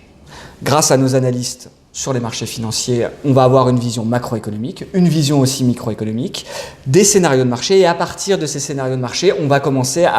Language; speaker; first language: French; native; French